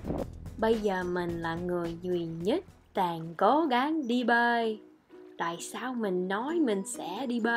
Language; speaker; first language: Vietnamese; non-native, learner; English